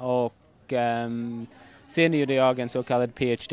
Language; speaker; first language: Swedish; non-native, fluent; English